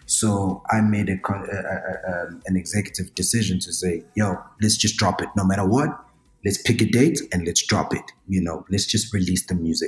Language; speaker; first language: English; non-native, local second language; Zulu